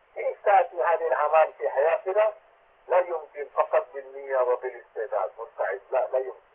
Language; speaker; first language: Arabic; non-native, fluent; Urdu